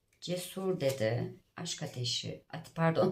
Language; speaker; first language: Turkish; native; Turkish